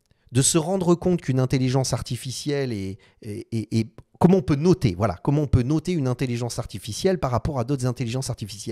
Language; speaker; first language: French; native; French